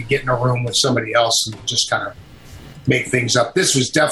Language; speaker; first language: English; native; English